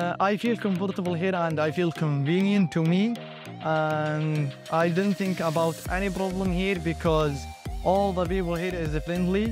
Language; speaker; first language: English; non-native, learner; Arabic